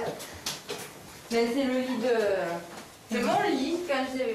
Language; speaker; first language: French; native; French